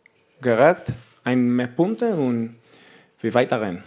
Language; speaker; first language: German; non-native, learner; Spanish